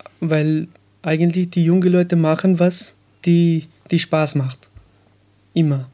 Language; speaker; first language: German; non-native, learner; Persian